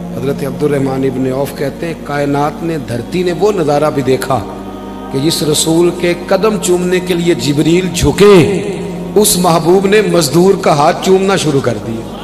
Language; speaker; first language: Urdu; non-native, local second language; Punjabi